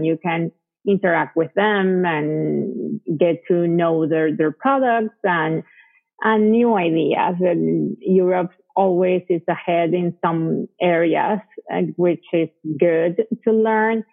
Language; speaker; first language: English; non-native, fluent; Spanish